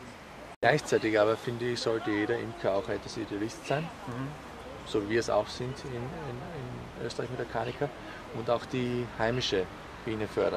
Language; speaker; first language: German; native; German